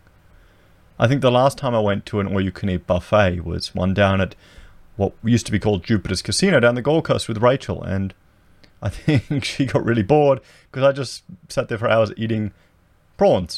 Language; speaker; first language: English; native; English